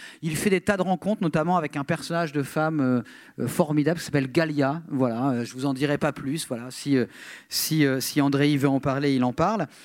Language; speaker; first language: French; native; French